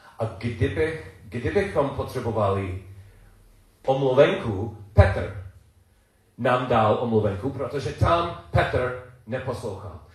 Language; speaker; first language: Czech; non-native, learner; English